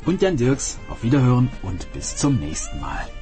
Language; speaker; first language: German; native; German